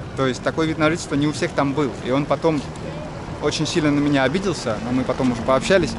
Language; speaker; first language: Russian; native; Russian